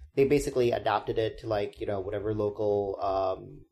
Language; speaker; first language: English; non-native, local second language; Hindi